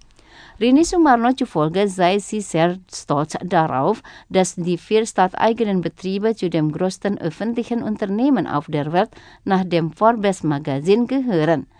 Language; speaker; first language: German; non-native, fluent; Indonesian